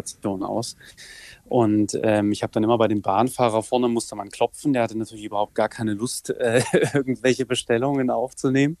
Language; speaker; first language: German; native; German